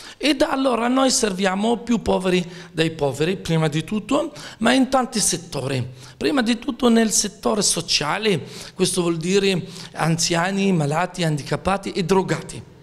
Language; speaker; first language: Italian; non-native, fluent; Arabic